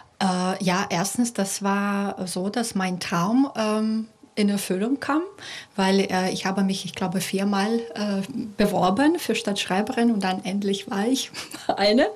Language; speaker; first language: German; non-native, fluent; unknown